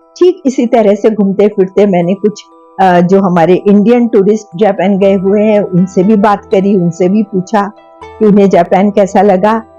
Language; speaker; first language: Hindi; non-native, local second language; Marathi